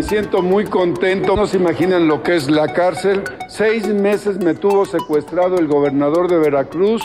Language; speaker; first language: Spanish; native; Spanish